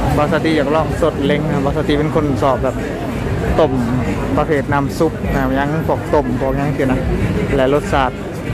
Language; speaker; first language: Thai; native; Thai